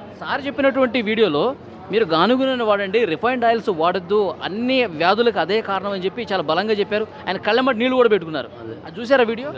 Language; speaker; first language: Telugu; native; Telugu